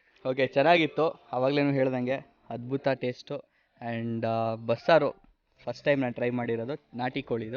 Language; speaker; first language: Kannada; native; Kannada